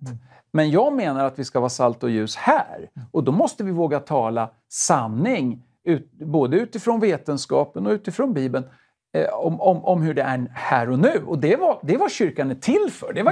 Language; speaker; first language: Swedish; native; Swedish